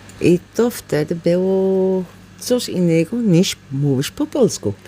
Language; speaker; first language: Polish; non-native, learner; Dutch